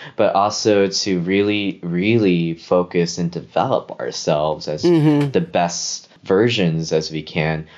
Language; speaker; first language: English; native; English